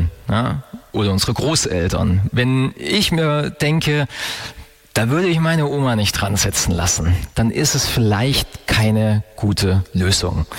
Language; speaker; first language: German; native; German